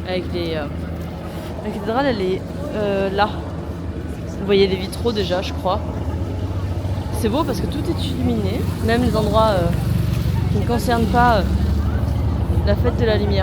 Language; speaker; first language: French; native; French